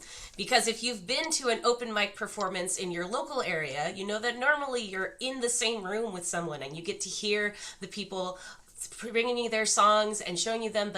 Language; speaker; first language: English; native; English